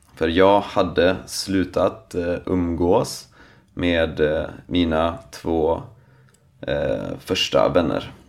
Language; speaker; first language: Swedish; native; Swedish